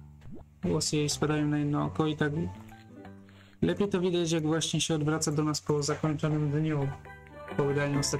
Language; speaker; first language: Polish; native; Polish